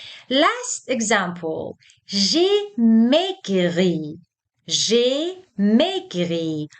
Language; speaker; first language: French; non-native, fluent; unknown